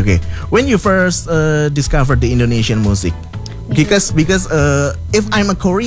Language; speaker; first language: English; non-native, learner; Indonesian